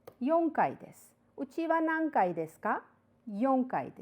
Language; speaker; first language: Japanese; non-native, fluent; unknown